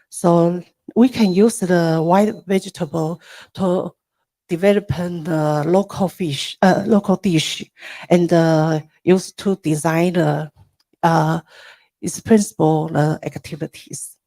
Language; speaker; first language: English; non-native, learner; Chinese